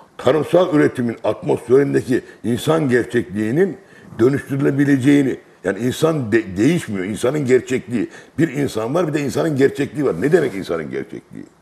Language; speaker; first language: Turkish; native; Turkish